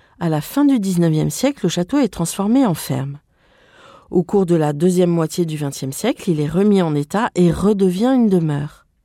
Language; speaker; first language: French; native; French